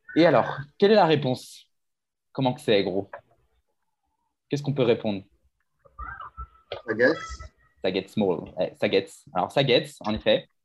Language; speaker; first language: French; native; French